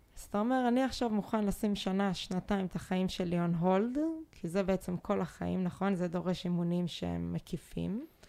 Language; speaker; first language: Hebrew; native; Hebrew